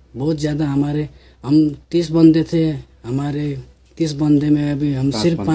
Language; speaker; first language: Hindi; non-native, local second language; Nepali